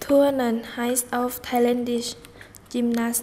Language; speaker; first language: German; non-native, learner; Thai